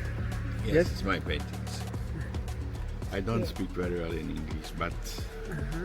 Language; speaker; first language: English; non-native, learner; Romanian